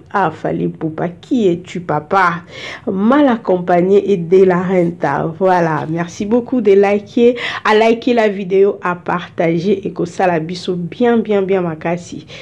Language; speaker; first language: French; non-native, local second language; Lingala